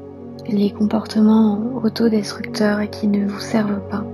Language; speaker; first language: French; native; French